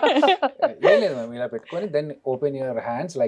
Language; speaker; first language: Telugu; native; Telugu